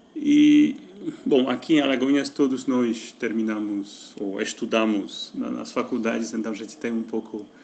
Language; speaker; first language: Portuguese; non-native, fluent; Polish